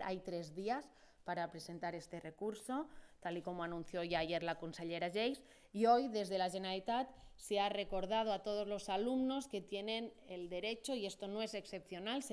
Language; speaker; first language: Spanish; non-native, local second language; Catalan